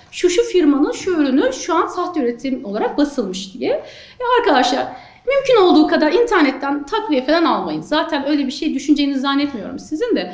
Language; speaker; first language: Turkish; native; Turkish